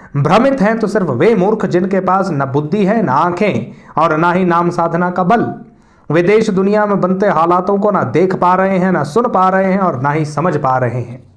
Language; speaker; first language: Hindi; native; Hindi